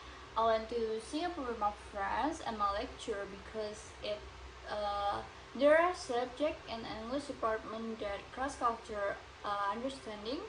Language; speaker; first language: English; non-native, learner; Indonesian